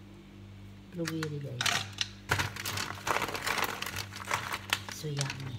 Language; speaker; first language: English; non-native, local second language; Filipino